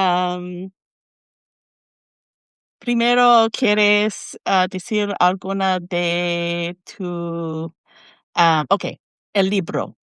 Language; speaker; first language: Spanish; non-native, learner; English